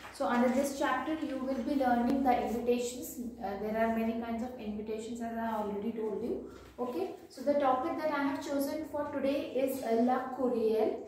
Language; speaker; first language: English; non-native, local second language; Hindi